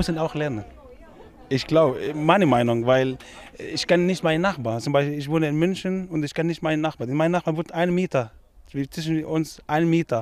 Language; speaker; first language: German; non-native, learner; Arabic